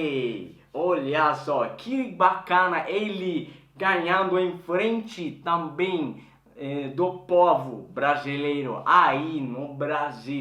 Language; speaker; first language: Portuguese; non-native, fluent; Swedish